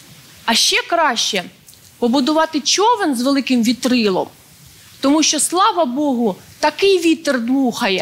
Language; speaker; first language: Ukrainian; native; Ukrainian